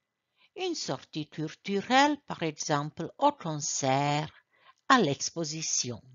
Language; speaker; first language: French; non-native, fluent; Croatian